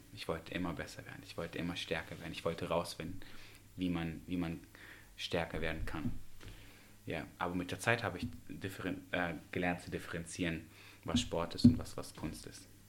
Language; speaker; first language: German; early bilingual, other home language; Russian